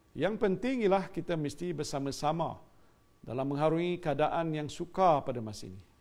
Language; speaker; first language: Malay; native; Malay